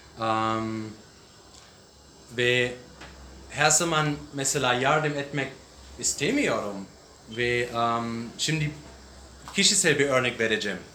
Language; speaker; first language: Turkish; non-native, learner; English